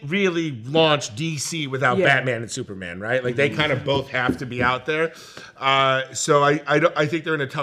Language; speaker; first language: English; native; English